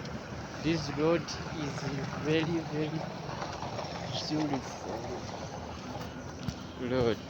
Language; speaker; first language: English; non-native, learner; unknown